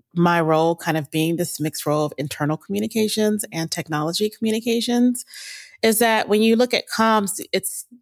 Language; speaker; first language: English; native; English